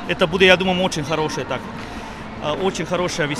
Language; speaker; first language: Russian; non-native, learner; Serbian